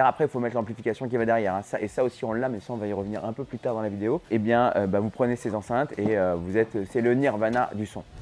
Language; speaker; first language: French; native; French